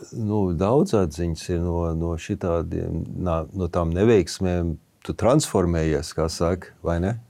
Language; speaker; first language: Latvian; early bilingual, heritage; Latvian